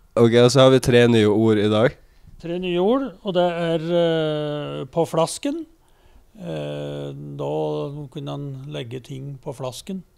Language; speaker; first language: Norwegian; native; Norwegian